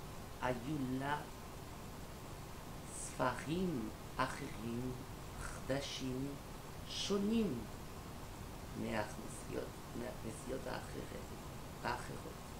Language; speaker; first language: Hebrew; non-native, learner; French